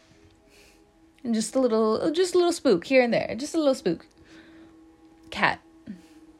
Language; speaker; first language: English; native; English